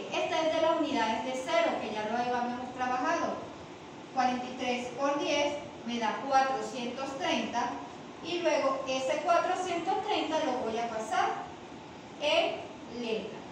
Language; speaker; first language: Spanish; native; Spanish